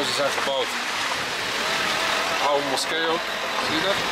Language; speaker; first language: Dutch; early bilingual, other home language; Arabic